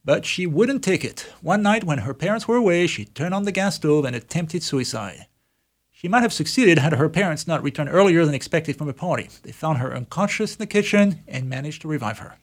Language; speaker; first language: English; non-native, fluent; French